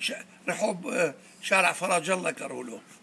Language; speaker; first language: Hebrew; non-native, fluent; Arabic